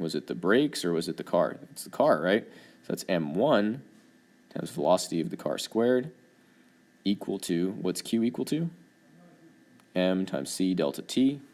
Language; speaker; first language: English; native; English